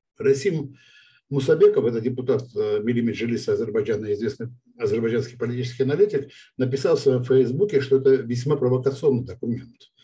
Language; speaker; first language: Russian; non-native, local second language; Georgian